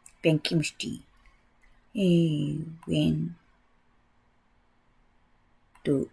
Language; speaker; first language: English; non-native, learner; Japanese